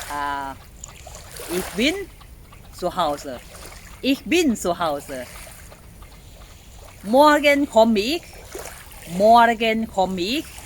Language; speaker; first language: German; non-native, fluent; Thai